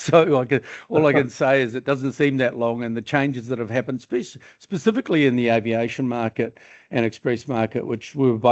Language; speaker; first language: English; native; English